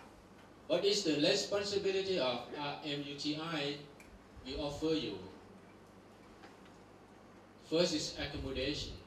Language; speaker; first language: English; non-native, learner; Thai